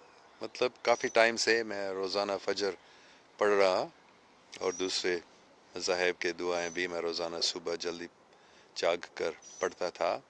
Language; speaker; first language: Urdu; non-native, fluent; English